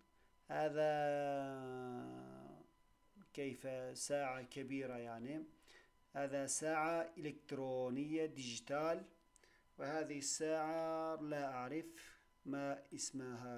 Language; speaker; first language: Arabic; non-native, fluent; Turkish